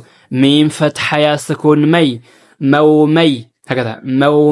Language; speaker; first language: Arabic; non-native, fluent; Amharic